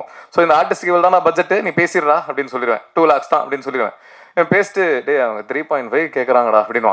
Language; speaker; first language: Tamil; native; Tamil